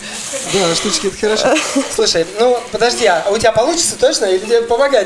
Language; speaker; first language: Russian; native; Russian